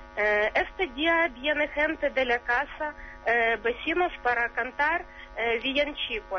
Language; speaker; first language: Spanish; non-native, learner; Ukrainian